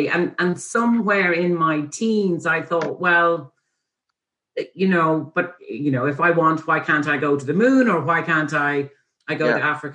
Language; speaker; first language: English; native; English